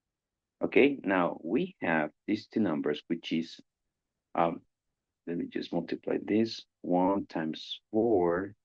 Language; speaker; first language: English; non-native, fluent; Spanish